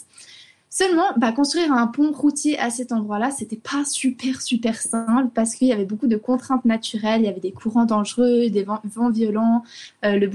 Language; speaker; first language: French; native; French